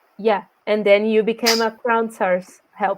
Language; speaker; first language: English; non-native, learner; Portuguese